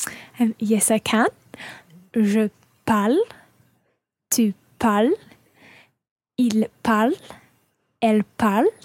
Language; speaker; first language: French; non-native, learner; English